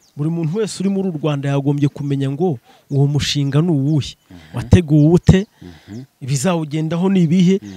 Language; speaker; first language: Kinyarwanda; native; Kinyarwanda